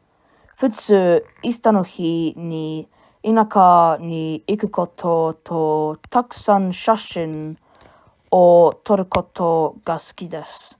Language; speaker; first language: Japanese; non-native, learner; English